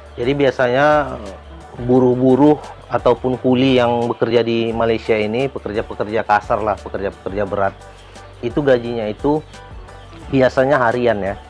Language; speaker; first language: Indonesian; native; Indonesian